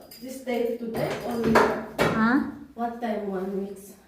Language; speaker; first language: English; non-native, learner; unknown